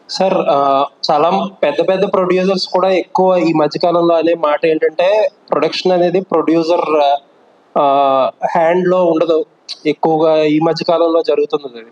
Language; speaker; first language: Telugu; native; Telugu